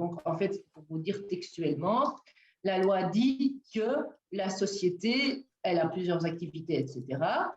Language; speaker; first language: French; native; French